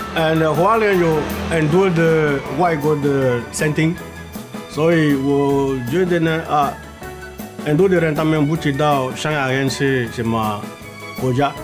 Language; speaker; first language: Chinese; non-native, learner; French